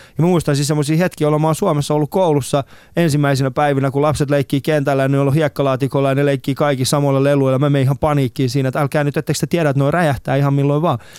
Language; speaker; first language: Finnish; early bilingual, other home language; Persian